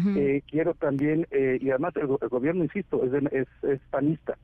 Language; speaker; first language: Spanish; native; Spanish